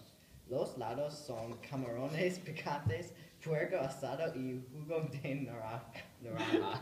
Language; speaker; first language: Spanish; non-native, learner; English